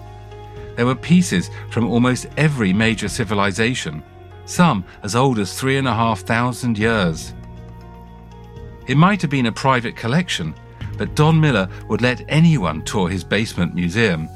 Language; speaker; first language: English; native; English